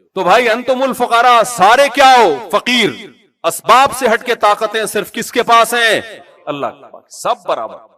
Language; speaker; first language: Urdu; native; Urdu